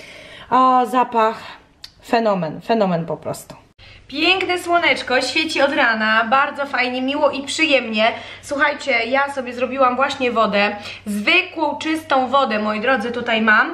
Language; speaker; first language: Polish; native; Polish